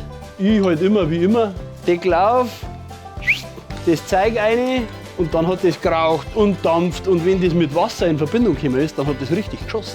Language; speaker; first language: German; native; German